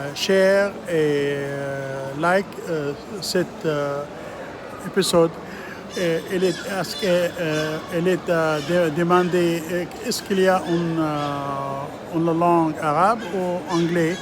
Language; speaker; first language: French; non-native, learner; Arabic